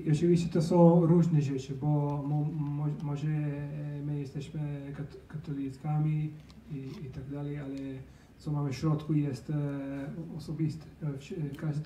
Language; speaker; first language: Polish; non-native, learner; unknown